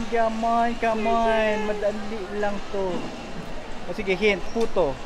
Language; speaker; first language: Filipino; non-native, local second language; Bikol